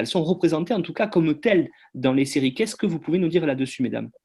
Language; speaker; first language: French; native; French